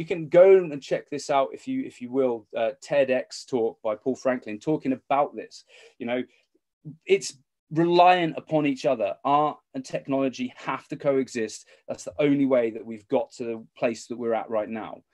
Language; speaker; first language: English; native; English